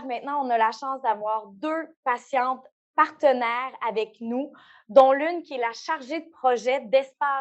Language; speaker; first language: French; native; French